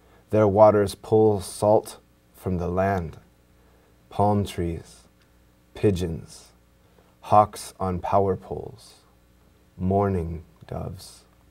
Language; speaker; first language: English; native; English